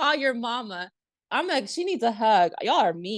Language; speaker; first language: English; native; English